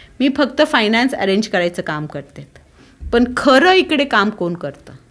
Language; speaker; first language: Marathi; non-native, local second language; Tulu